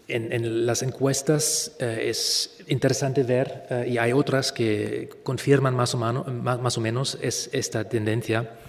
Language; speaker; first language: Spanish; non-native, fluent; German